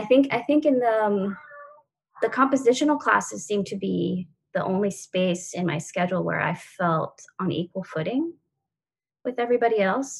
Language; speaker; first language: English; non-native, fluent; French